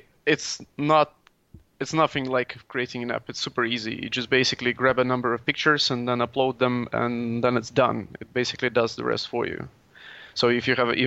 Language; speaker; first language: English; non-native, fluent; Latvian